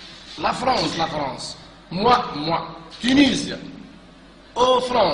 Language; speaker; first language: French; non-native, learner; Arabic